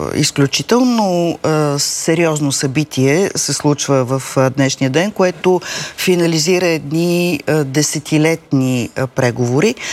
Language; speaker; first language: Bulgarian; native; Bulgarian